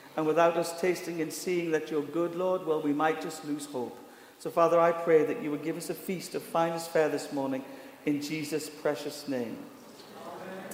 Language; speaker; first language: English; native; English